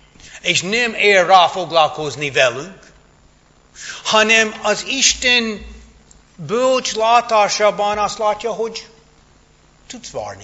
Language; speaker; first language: Hungarian; non-native, fluent; English